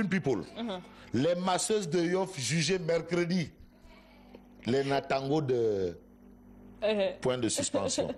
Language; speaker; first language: French; non-native, local second language; Wolof